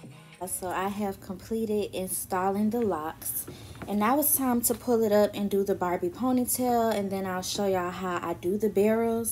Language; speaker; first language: English; native; English